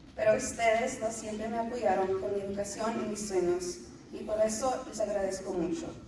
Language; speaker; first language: Spanish; early bilingual, heritage; Spanish